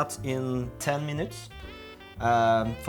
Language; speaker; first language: English; non-native, learner; French